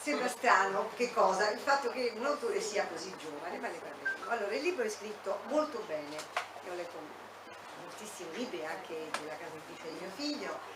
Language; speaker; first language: Italian; native; Italian